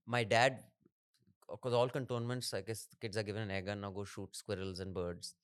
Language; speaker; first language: English; non-native, local second language; Hindi